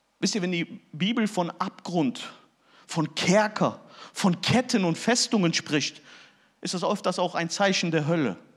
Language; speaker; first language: German; early bilingual, other home language; Turkish